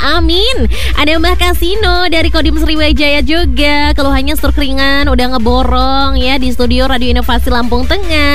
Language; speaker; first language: Indonesian; native; Indonesian